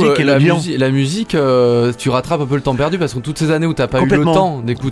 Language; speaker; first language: French; native; French